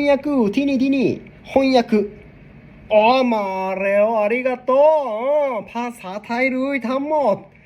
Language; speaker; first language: Thai; non-native, learner; Japanese